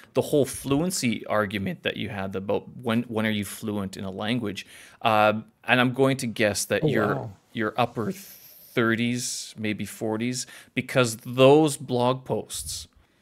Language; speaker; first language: English; native; English